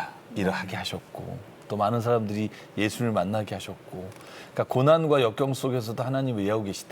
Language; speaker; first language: Korean; native; Korean